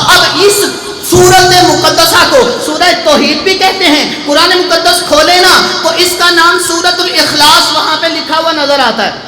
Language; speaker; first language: Urdu; non-native, local second language; Punjabi